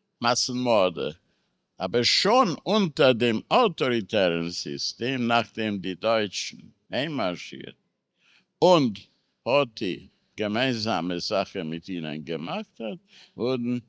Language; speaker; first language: German; non-native, fluent; Hungarian